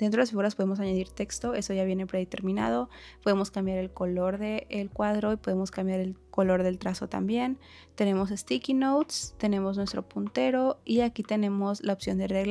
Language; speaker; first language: Spanish; native; Spanish